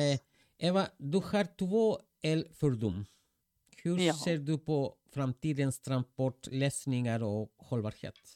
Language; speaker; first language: Swedish; non-native, fluent; Spanish